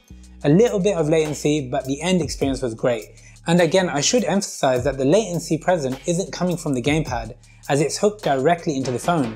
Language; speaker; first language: English; native; English